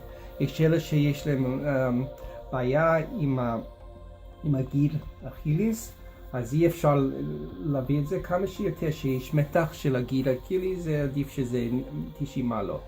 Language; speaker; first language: Hebrew; non-native, fluent; English